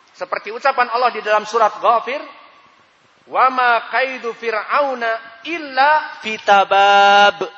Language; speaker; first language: Indonesian; native; Indonesian